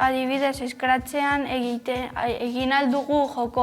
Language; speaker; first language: Basque; non-native, local second language; Spanish